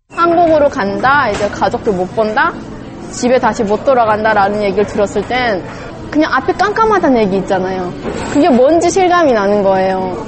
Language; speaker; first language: Korean; native; Korean